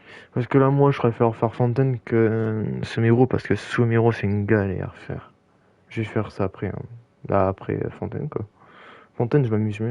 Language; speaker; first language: French; native; French